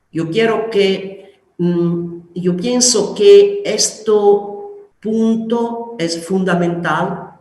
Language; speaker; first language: Spanish; non-native, fluent; Italian